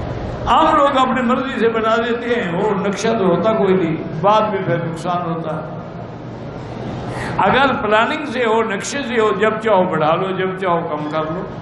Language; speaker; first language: Urdu; native; Urdu